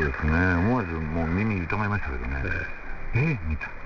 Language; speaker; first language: Japanese; native; Japanese